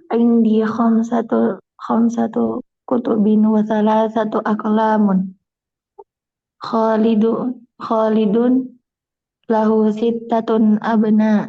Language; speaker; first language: Arabic; non-native, learner; Indonesian